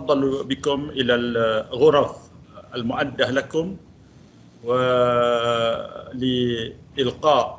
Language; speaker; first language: Arabic; non-native, fluent; Malay